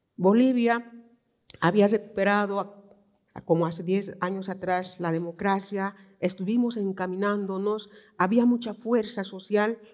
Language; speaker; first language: Spanish; native; Spanish